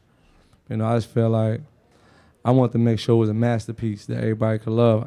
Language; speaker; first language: English; non-native, fluent; Arabic